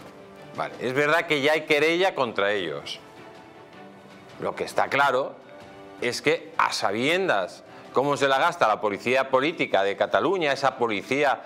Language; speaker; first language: Spanish; native; Spanish